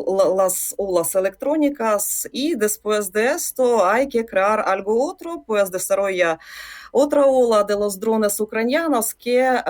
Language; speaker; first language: Spanish; non-native, fluent; Ukrainian